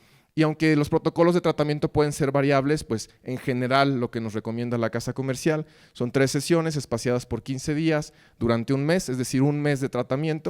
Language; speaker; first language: Spanish; native; Spanish